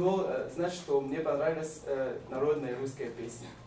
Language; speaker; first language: Russian; non-native, learner; Malagasy